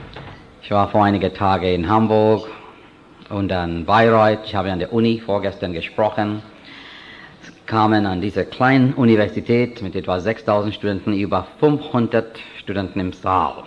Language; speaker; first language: German; non-native, fluent; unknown